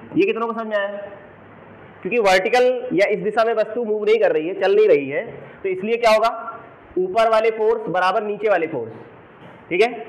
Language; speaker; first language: Hindi; native; Hindi